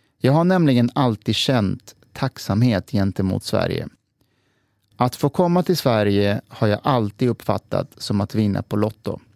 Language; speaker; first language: Swedish; early bilingual, other home language; Persian